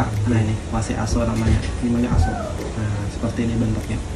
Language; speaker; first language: Indonesian; non-native, local second language; Banjar